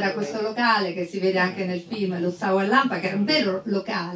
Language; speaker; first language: Italian; native; Italian